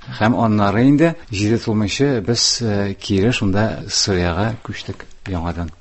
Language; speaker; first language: Tatar; non-native, local second language; Udmurt